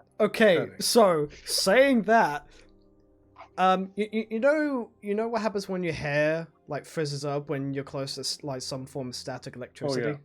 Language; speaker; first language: English; native; English